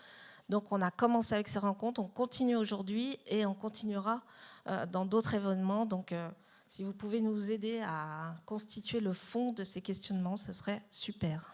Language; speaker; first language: French; native; French